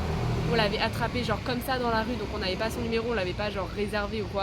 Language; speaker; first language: French; native; French